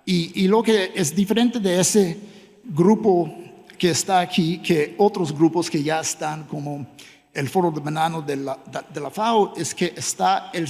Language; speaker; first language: Spanish; non-native, fluent; English